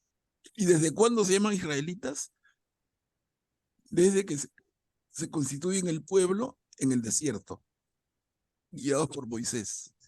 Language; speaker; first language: Spanish; native; Spanish